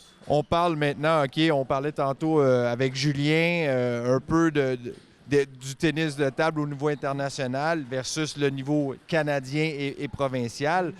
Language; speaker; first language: French; native; French